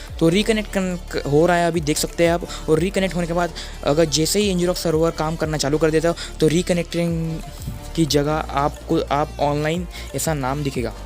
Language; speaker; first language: Hindi; non-native, local second language; Marathi